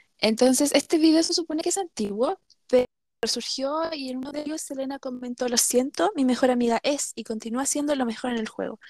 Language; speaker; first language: Spanish; native; Spanish